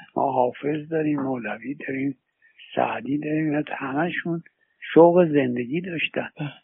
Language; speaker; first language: Persian; native; Persian